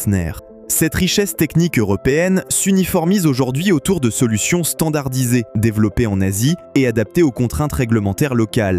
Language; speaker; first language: French; native; French